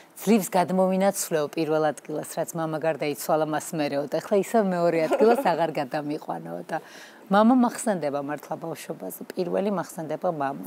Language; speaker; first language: Georgian; native; Georgian